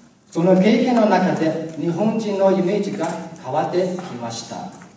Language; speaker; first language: Japanese; non-native, learner; Chinese